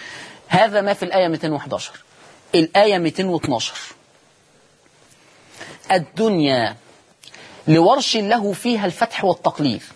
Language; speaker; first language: Arabic; native; Arabic